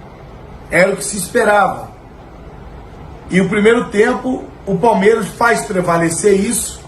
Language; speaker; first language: Portuguese; native; Portuguese